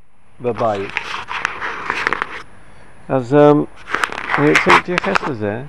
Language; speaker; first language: Hebrew; non-native, fluent; English